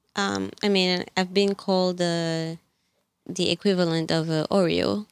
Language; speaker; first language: English; non-native, fluent; French